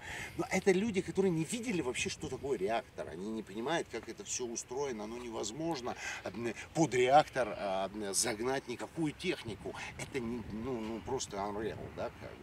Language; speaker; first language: Russian; native; Russian